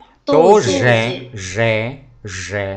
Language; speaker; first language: Russian; non-native, fluent; Vietnamese